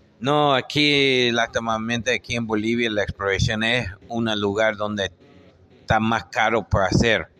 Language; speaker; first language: Spanish; non-native, fluent; English